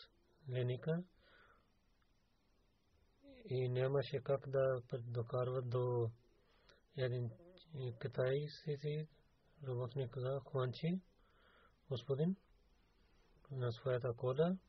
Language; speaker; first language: Bulgarian; non-native, learner; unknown